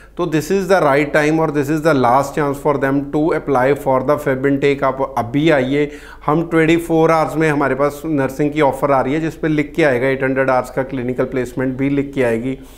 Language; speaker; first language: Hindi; non-native, local second language; Punjabi